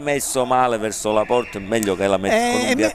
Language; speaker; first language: Italian; native; Italian